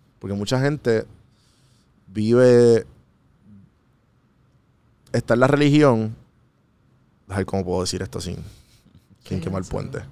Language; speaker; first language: Spanish; native; Spanish